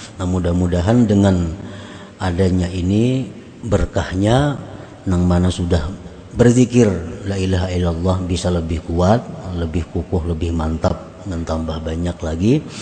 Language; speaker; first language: Indonesian; non-native, local second language; Banjar